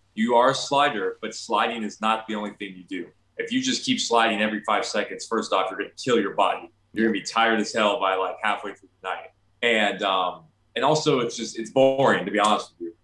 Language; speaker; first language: English; native; English